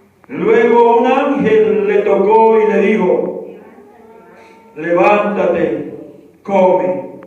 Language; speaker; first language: Spanish; native; Spanish